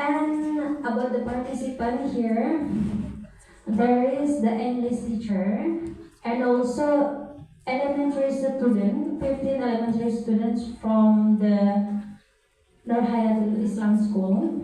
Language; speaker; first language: English; non-native, learner; Indonesian